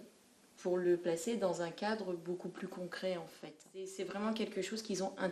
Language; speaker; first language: French; native; French